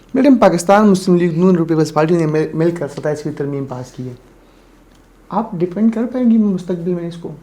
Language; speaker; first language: Urdu; non-native, local second language; Pashto